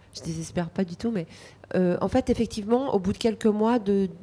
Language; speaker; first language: French; non-native, fluent; Romanian